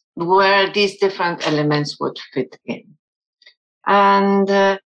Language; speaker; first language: English; non-native, fluent; German